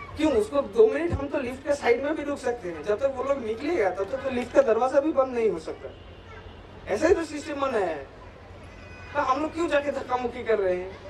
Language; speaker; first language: Hindi; non-native, local second language; Bangla